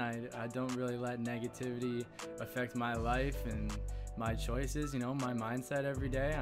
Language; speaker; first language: English; native; English